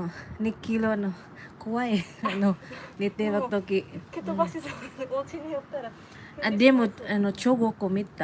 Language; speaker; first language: Japanese; non-native, learner; Waray